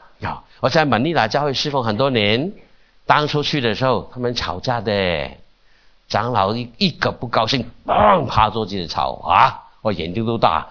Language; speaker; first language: Chinese; non-native, local second language; Cantonese